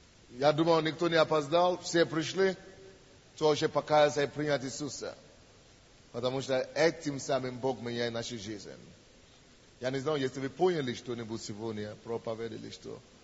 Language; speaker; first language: Russian; non-native, fluent; Yoruba